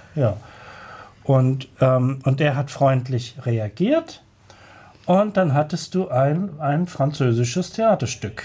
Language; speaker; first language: German; native; German